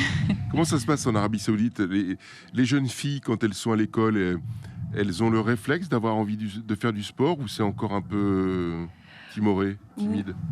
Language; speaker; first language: French; native; French